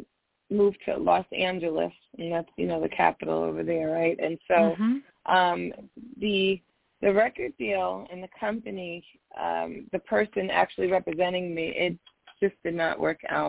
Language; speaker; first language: English; native; English